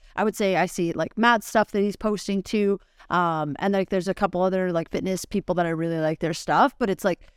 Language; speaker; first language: English; native; English